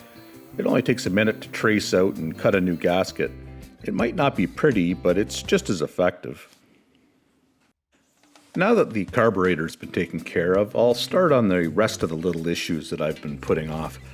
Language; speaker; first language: English; native; English